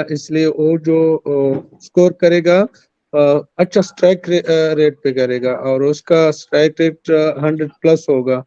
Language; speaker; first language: Hindi; non-native, fluent; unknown